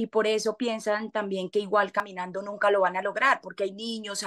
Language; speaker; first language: Spanish; native; Spanish